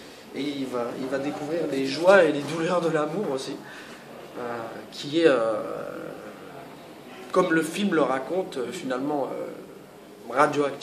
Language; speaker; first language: French; native; French